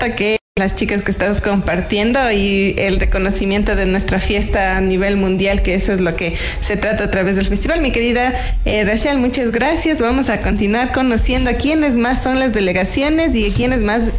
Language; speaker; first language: Spanish; native; Spanish